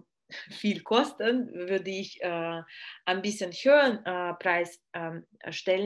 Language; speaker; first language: German; non-native, learner; Russian